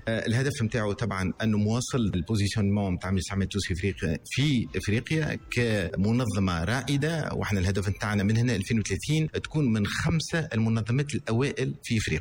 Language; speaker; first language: Arabic; native; Arabic